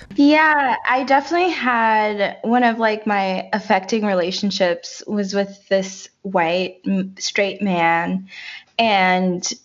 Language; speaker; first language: English; early bilingual, other home language; Haitian Creole